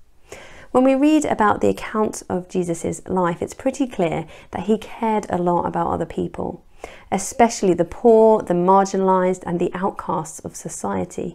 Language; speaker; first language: English; native; English